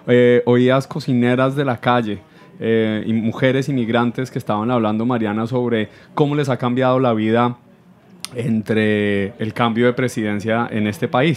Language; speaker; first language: Spanish; native; Spanish